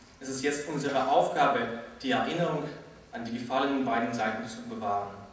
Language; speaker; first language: German; non-native, fluent; Russian